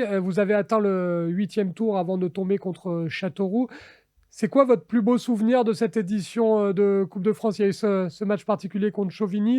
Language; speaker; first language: French; native; French